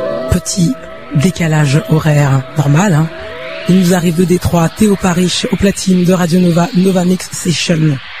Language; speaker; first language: French; native; French